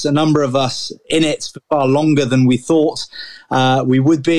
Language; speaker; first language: English; native; English